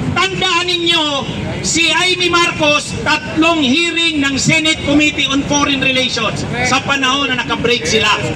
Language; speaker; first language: Filipino; non-native, local second language; Bikol